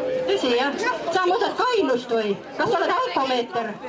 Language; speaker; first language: Estonian; native; Estonian